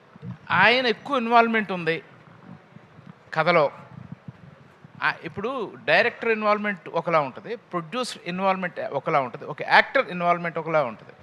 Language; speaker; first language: Telugu; native; Telugu